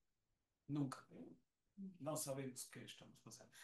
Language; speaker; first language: Portuguese; non-native, learner; German